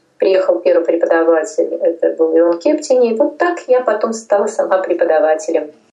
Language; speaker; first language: Russian; non-native, local second language; Tajik